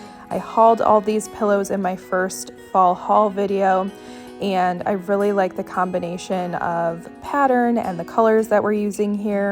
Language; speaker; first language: English; native; English